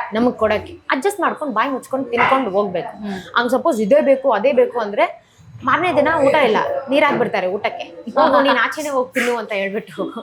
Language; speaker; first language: Kannada; non-native, local second language; Malayalam